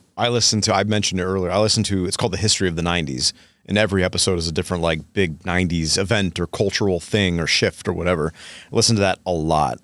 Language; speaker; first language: English; native; English